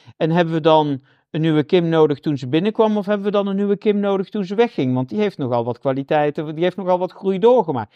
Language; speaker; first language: Dutch; native; Dutch